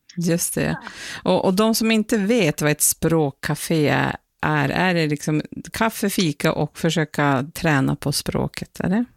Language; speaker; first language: Swedish; native; Swedish